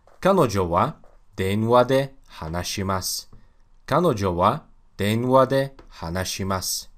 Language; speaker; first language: Japanese; non-native, learner; Russian